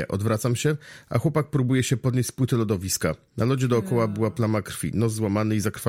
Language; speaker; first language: Polish; native; Polish